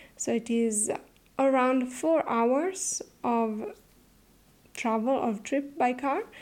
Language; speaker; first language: English; non-native, fluent; Italian